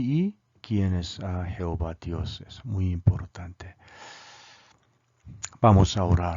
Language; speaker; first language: Spanish; non-native, learner; Korean